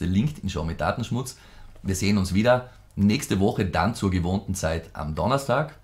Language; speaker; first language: German; native; German